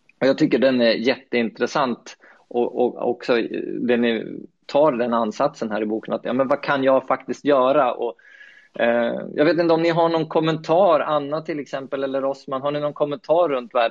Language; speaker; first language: Swedish; native; Swedish